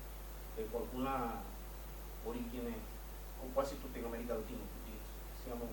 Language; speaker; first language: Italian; non-native, learner; Spanish